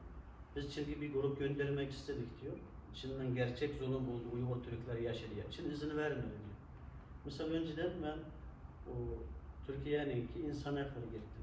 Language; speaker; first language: Turkish; non-native, learner; Uyghur